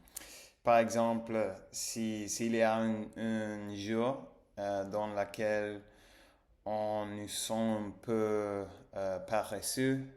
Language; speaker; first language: French; non-native, learner; English